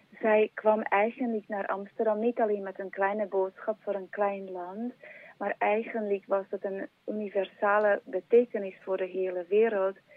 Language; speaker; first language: Dutch; non-native, fluent; Slovak